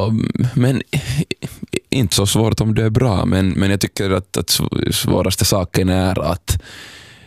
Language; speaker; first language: Swedish; non-native, local second language; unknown